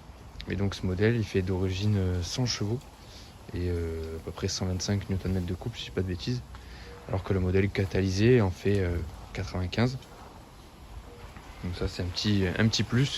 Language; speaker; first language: French; native; French